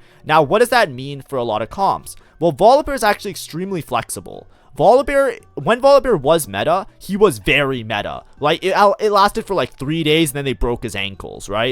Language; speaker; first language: English; native; English